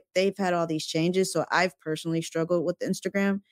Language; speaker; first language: English; native; English